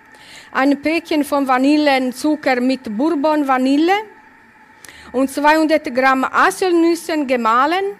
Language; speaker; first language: German; non-native, learner; Italian